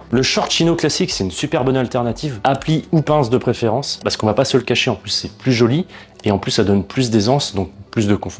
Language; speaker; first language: French; native; French